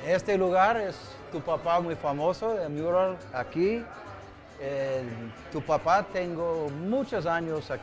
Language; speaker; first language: Spanish; non-native, learner; English